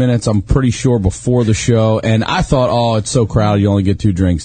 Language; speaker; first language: English; native; English